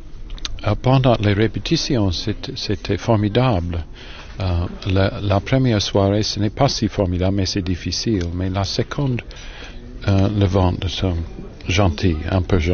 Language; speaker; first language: French; non-native, learner; English